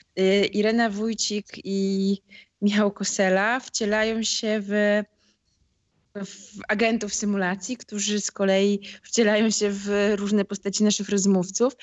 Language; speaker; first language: Polish; native; Polish